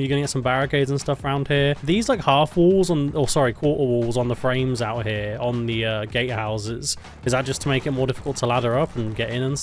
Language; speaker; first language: English; native; English